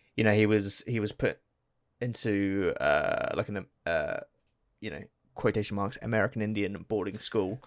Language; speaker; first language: English; native; English